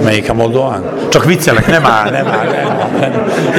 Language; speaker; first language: Hungarian; non-native, fluent; Serbian